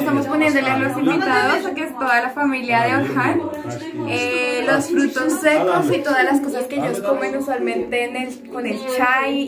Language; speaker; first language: Spanish; native; Spanish